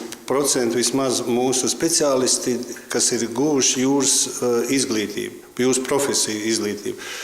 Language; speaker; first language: Latvian; native; Latvian